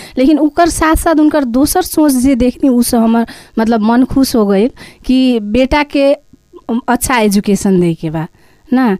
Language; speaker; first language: Bhojpuri; native; Bhojpuri